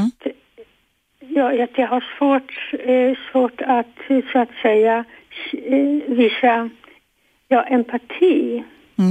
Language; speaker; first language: Swedish; non-native, fluent; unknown